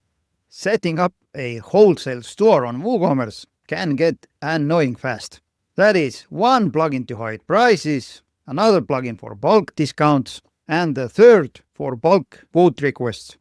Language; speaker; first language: English; non-native, fluent; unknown